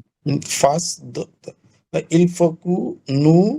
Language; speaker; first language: French; non-native, learner; Bangla